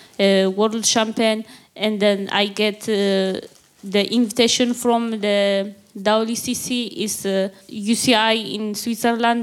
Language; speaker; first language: English; non-native, learner; Tigrinya